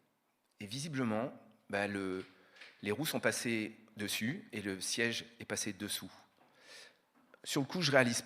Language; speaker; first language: French; native; French